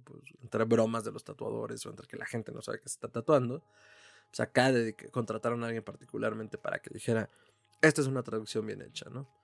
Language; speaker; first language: Spanish; native; Spanish